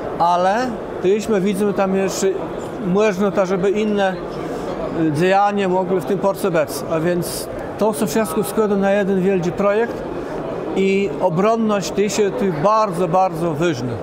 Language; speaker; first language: Polish; non-native, local second language; Kashubian